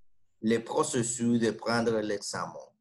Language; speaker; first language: French; non-native, fluent; Spanish